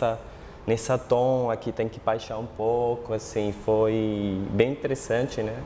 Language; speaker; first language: Portuguese; non-native, fluent; Arabic